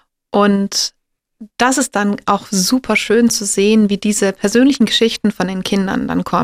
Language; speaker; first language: German; native; German